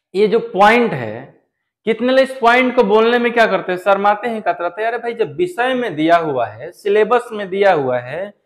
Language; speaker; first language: Hindi; native; Hindi